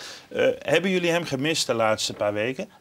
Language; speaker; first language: Dutch; native; Dutch